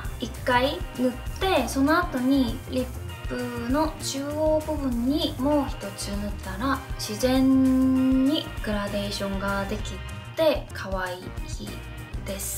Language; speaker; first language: Japanese; non-native, fluent; Korean